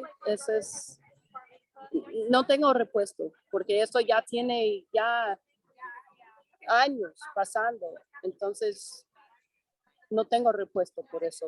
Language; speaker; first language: Spanish; non-native, fluent; English